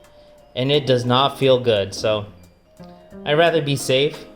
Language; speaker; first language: English; native; English